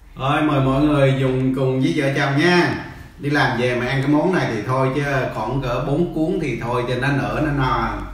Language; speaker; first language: Vietnamese; native; Vietnamese